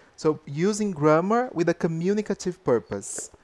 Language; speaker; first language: English; non-native, fluent; Portuguese